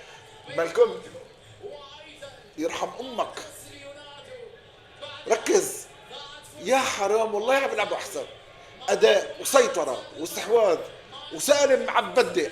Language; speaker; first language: Arabic; native; Arabic